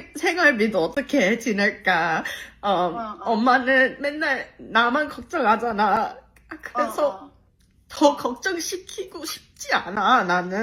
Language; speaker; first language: Korean; early bilingual, heritage; English